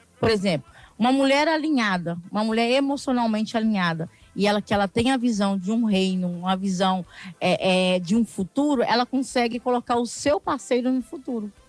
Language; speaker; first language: Portuguese; native; Portuguese